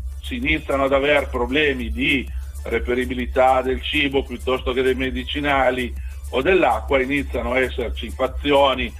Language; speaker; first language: Italian; native; Italian